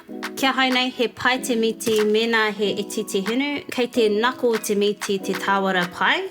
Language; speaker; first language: Māori; non-native, local second language; English